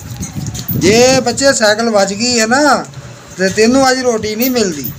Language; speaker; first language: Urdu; non-native, local second language; Punjabi